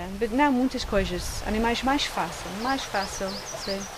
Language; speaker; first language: Portuguese; non-native, learner; English